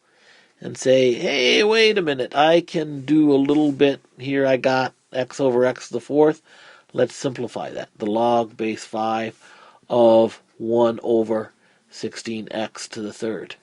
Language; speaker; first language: English; native; English